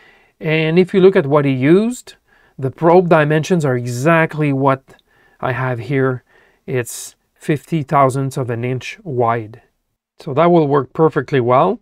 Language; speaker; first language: English; non-native, local second language; French